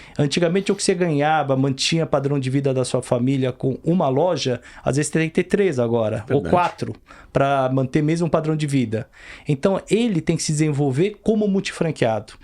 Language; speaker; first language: Portuguese; early bilingual, other home language; Korean